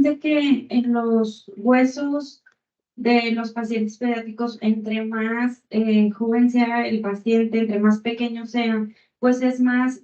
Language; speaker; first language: Spanish; native; Spanish